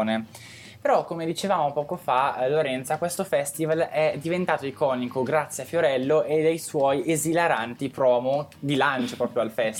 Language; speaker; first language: Italian; native; Italian